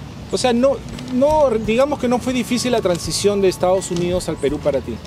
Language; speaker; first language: Spanish; native; Spanish